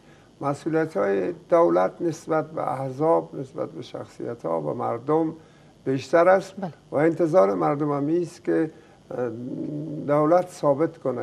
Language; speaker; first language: Persian; native; Persian